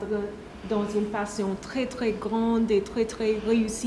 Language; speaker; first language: French; non-native, learner; English